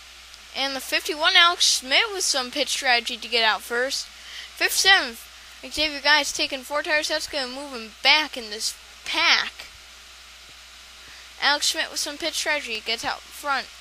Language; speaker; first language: English; native; English